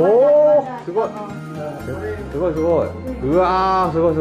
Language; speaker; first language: Japanese; native; Japanese